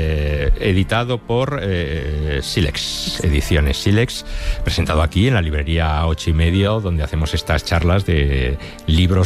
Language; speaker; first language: Spanish; native; Spanish